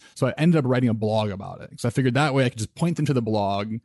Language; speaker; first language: English; native; English